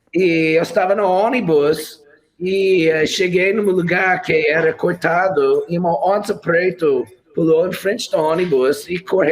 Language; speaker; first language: Portuguese; non-native, fluent; English